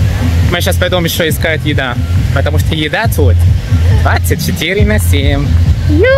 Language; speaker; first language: Russian; non-native, learner; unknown